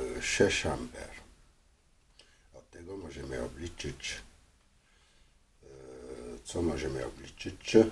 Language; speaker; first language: Polish; non-native, fluent; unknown